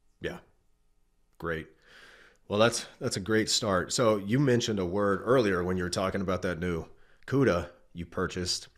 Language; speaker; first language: English; native; English